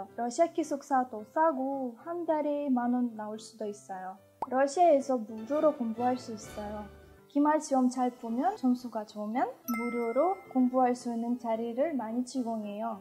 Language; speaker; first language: Korean; non-native, fluent; Russian